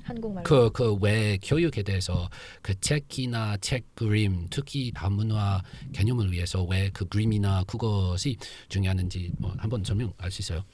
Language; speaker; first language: Korean; non-native, learner; English